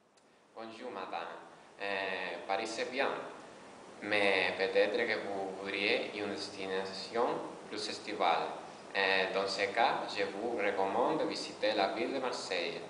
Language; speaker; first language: French; non-native, learner; Spanish